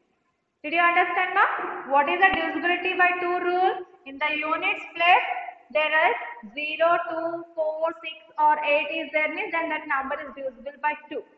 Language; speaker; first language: English; non-native, local second language; Telugu